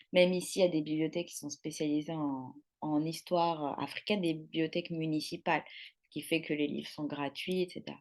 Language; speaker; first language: French; non-native, local second language; Arabic